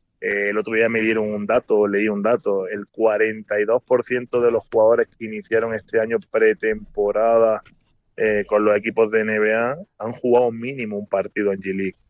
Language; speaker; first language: Spanish; native; Spanish